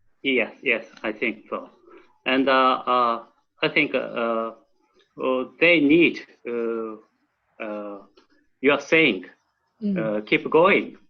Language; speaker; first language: English; non-native, learner; Japanese